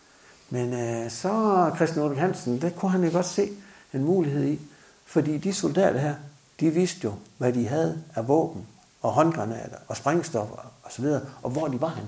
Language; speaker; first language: Danish; native; Danish